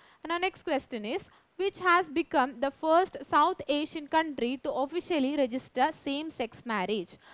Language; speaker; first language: English; non-native, local second language; Malayalam